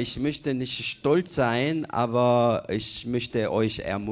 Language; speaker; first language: German; non-native, fluent; Korean